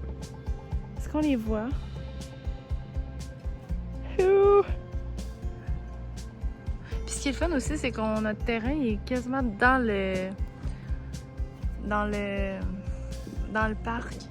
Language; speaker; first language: French; native; French